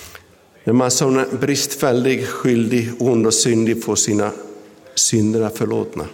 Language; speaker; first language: Swedish; non-native, local second language; Finnish